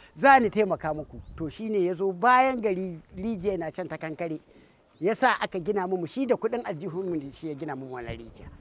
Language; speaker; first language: Hausa; native; Hausa